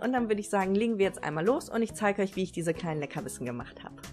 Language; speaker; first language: German; native; German